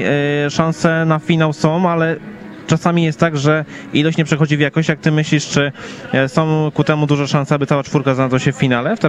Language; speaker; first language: Polish; native; Polish